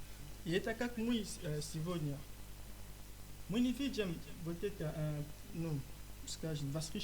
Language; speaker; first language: Russian; non-native, learner; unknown